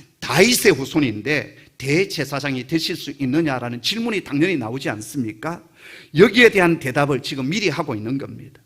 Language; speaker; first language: Korean; native; Korean